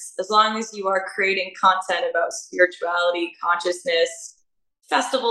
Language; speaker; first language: English; native; English